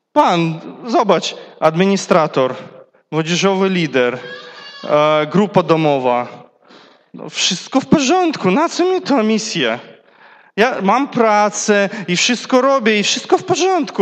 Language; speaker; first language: Polish; non-native, learner; Russian